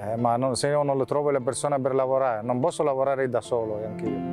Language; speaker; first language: Italian; non-native, fluent; Arabic